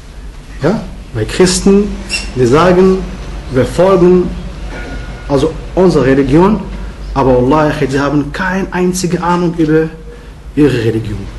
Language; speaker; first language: German; non-native, learner; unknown